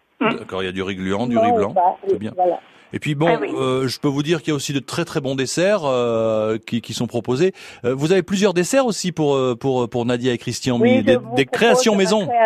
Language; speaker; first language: French; native; French